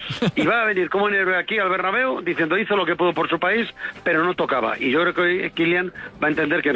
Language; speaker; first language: Spanish; native; Spanish